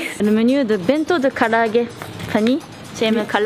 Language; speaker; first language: French; non-native, learner; Japanese